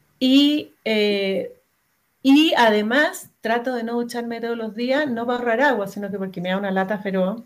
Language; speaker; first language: Spanish; native; Spanish